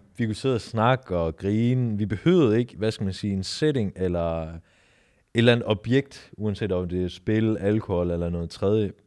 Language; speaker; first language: Danish; early bilingual, other home language; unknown